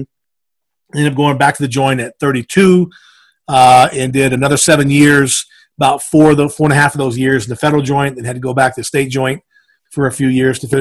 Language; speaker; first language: English; native; English